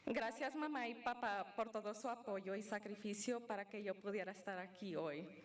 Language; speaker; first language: Spanish; early bilingual, other home language; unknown